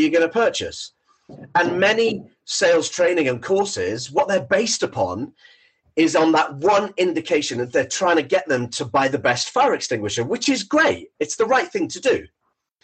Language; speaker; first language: English; native; English